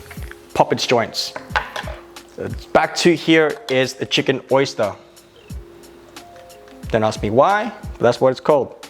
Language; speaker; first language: English; native; English